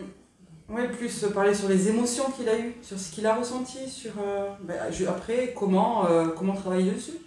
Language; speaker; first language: French; native; French